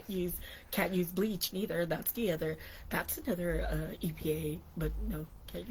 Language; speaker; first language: English; native; English